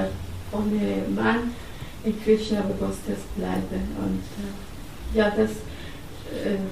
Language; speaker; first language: German; non-native, learner; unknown